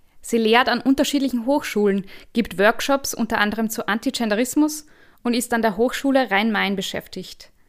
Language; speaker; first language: German; native; German